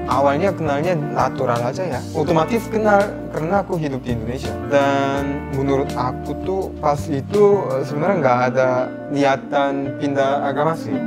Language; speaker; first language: Indonesian; non-native, fluent; Korean